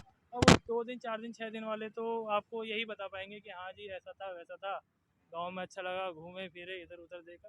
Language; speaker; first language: Hindi; native; Hindi